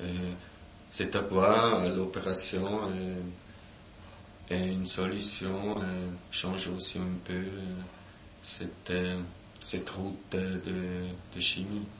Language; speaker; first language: French; non-native, local second language; German